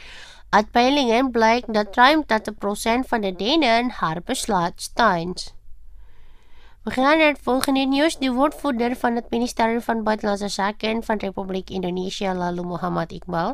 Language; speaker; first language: Dutch; non-native, fluent; Indonesian